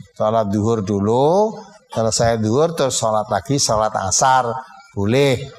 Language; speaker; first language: Indonesian; non-native, local second language; Javanese